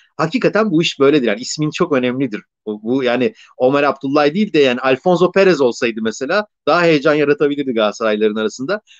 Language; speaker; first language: Turkish; native; Turkish